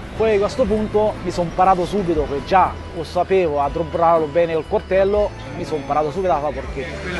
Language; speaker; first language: Italian; non-native, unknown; Romanian